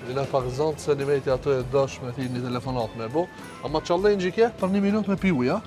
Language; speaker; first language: Albanian; native; Albanian